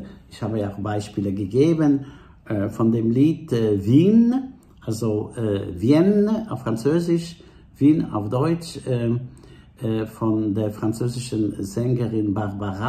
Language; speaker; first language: German; non-native, fluent; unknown